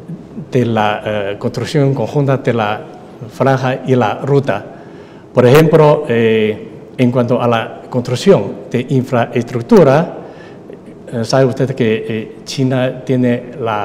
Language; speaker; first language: Spanish; non-native, fluent; Chinese